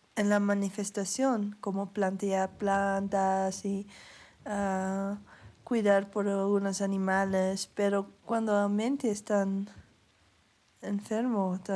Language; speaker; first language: Spanish; non-native, learner; Dutch